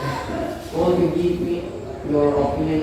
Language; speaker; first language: English; non-native, learner; Indonesian